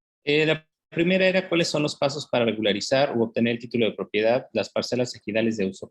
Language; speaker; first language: Spanish; native; Spanish